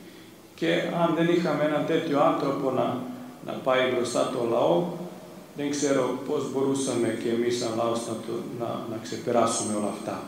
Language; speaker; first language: Greek; non-native, fluent; Serbian